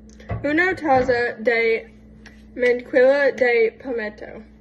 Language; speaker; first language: Spanish; non-native, learner; English